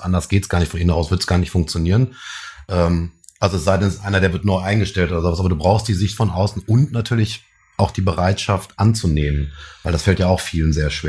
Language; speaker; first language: German; native; German